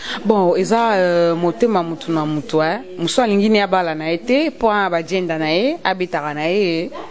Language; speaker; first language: French; non-native, local second language; Lingala